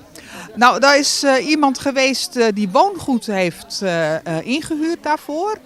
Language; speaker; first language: Dutch; native; Dutch